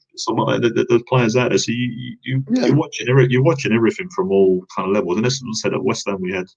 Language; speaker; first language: English; native; English